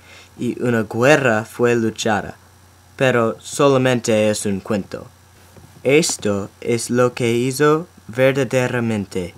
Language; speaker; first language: Spanish; non-native, learner; English